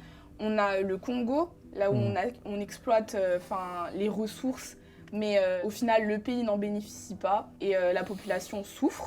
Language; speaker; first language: French; native; French